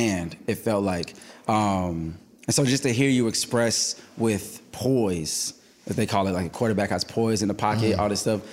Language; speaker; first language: English; native; English